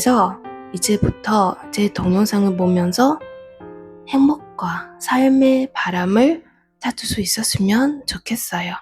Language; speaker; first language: Korean; non-native, fluent; Vietnamese